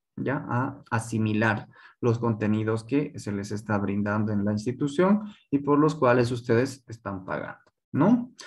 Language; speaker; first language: Spanish; non-native, local second language; Quechua